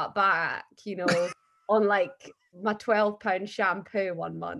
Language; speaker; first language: English; native; English